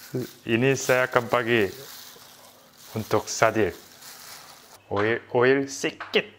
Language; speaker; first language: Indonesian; non-native, learner; Korean